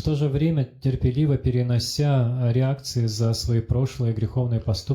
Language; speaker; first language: Russian; native; Russian